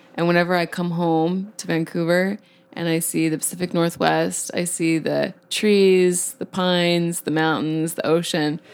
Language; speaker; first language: English; native; English